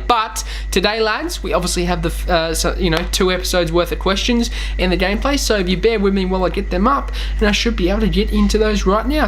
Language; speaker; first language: English; native; English